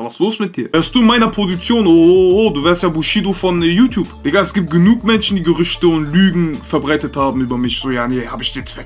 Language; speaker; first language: German; early bilingual, other home language; Turkish